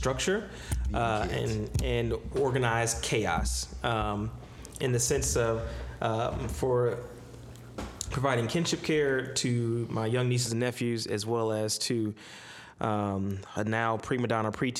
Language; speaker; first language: English; native; English